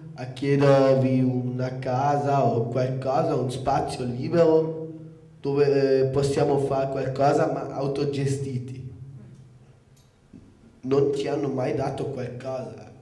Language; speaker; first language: Italian; non-native, local second language; German